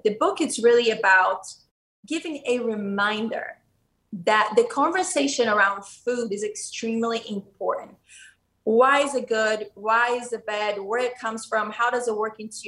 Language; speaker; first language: English; non-native, fluent; Portuguese